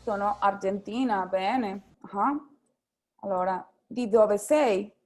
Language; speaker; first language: Italian; non-native, fluent; Spanish